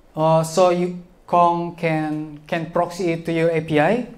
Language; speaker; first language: English; non-native, fluent; Indonesian